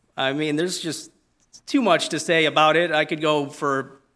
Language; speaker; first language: English; non-native, fluent; Italian